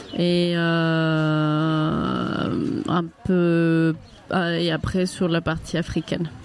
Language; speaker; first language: French; non-native, fluent; Spanish